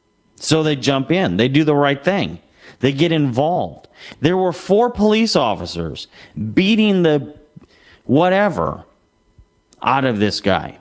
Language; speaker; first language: English; native; English